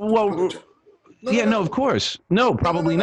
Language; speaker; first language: English; native; English